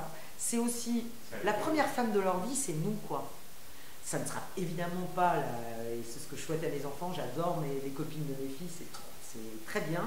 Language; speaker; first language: French; native; French